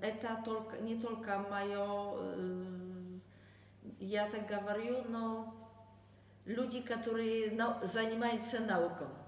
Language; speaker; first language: Russian; non-native, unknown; Polish